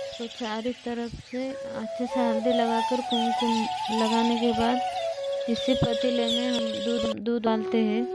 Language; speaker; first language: Hindi; non-native, local second language; Telugu